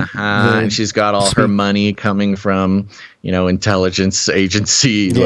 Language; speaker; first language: English; native; English